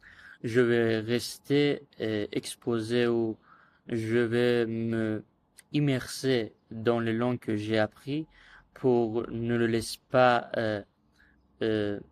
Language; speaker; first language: French; non-native, learner; Azerbaijani